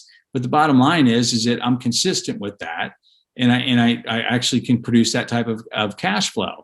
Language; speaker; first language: English; native; English